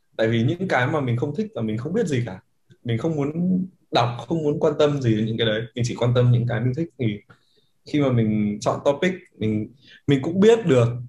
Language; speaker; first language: Vietnamese; native; Vietnamese